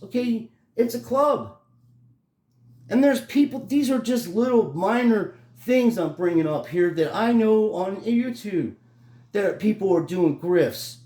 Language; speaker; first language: English; native; English